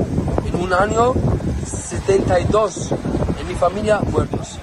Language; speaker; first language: Spanish; non-native, learner; Arabic